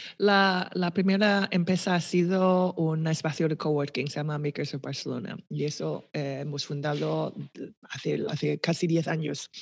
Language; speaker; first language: Spanish; non-native, fluent; Chinese